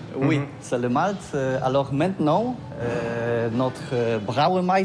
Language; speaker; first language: French; non-native, learner; Polish